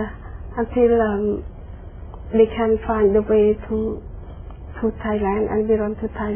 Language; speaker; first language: English; non-native, learner; Khmer